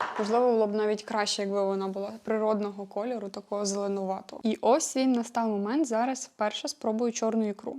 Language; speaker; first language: Ukrainian; non-native, local second language; Russian